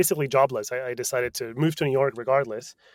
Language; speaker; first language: English; non-native, fluent; Spanish